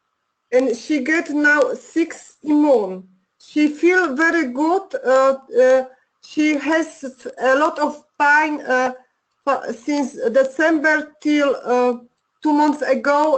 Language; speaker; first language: English; non-native, learner; Polish